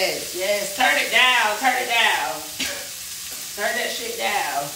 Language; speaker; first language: English; native; English